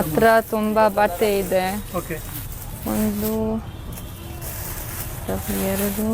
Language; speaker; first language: Kannada; non-native, learner; English